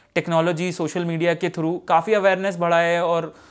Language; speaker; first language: Hindi; native; Hindi